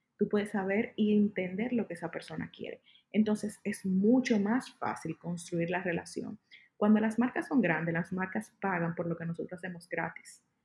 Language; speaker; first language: Spanish; native; Spanish